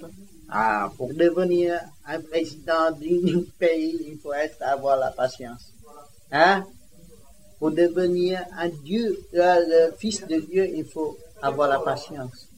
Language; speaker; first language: French; non-native, learner; Vietnamese